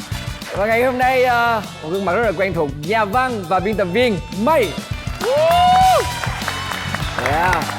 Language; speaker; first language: Vietnamese; native; Vietnamese